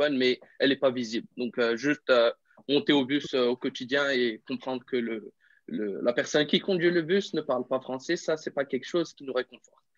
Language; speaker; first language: French; non-native, local second language; Arabic